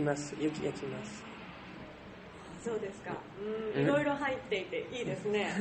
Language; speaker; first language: Japanese; native; Japanese